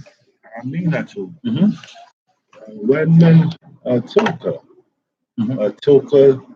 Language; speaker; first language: Arabic; non-native, learner; English